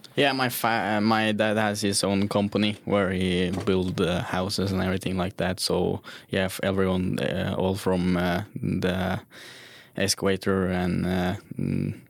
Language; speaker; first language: English; non-native, fluent; Norwegian